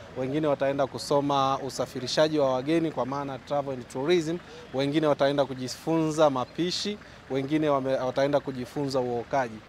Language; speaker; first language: Swahili; native; Swahili